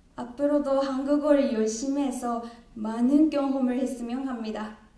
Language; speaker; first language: Korean; non-native, learner; Japanese